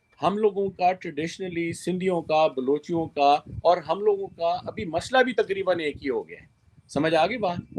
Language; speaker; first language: Urdu; non-native, local second language; Sindhi